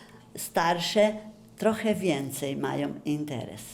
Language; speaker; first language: Polish; early bilingual, heritage; Polish